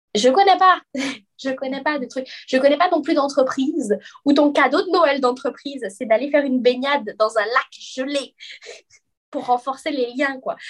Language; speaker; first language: French; native; French